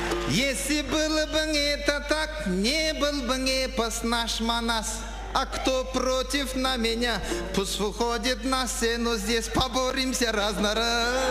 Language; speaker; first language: Russian; non-native, local second language; Kyrgyz